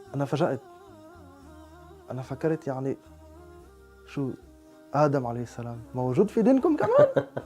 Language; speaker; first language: Arabic; non-native, fluent; French